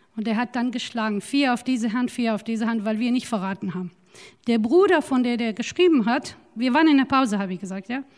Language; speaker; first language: German; non-native, fluent; Turoyo